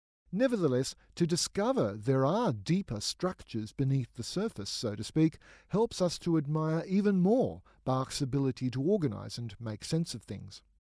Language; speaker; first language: English; native; English